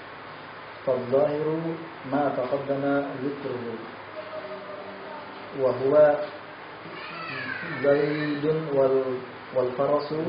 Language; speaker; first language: Arabic; non-native, learner; Indonesian